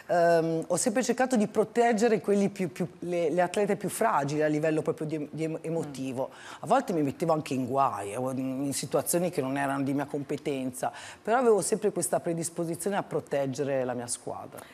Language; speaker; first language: Italian; native; Italian